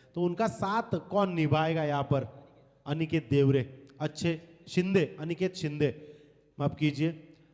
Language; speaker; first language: Hindi; non-native, local second language; Marathi